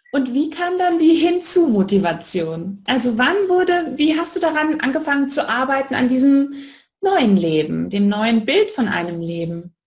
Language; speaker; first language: German; native; German